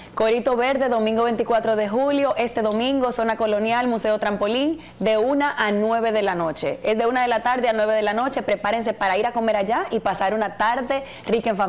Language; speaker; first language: Spanish; native; Spanish